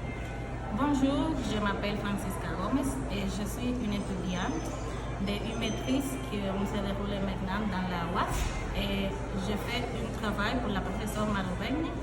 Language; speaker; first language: French; non-native, learner; Spanish